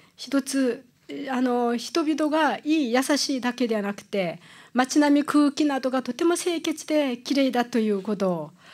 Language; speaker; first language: Japanese; non-native, fluent; Korean